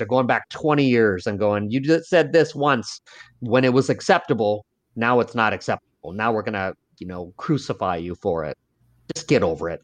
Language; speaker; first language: English; early bilingual, other home language; Lao